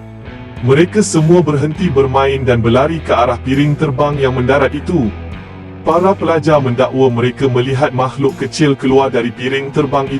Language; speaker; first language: Malay; native; Malay